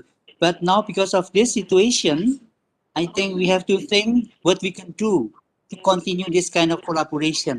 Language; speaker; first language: English; non-native, learner; Indonesian